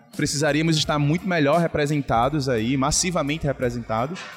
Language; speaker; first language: Portuguese; native; Portuguese